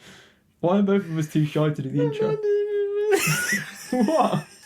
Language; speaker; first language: English; native; English